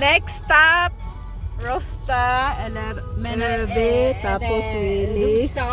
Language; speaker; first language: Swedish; non-native, learner; Filipino